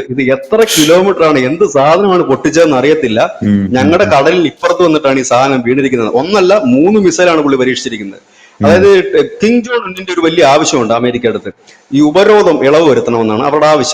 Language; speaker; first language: Malayalam; native; Malayalam